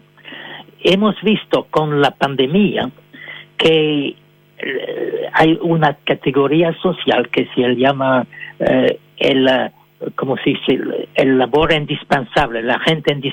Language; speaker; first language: Spanish; non-native, fluent; French